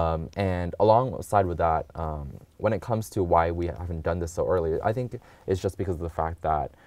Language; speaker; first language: English; native; English